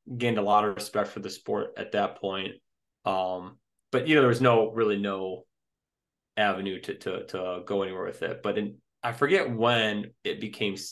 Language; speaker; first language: English; native; English